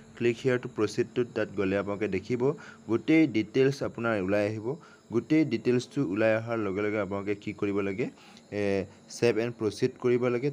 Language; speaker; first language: Assamese; non-native, local second language; Karbi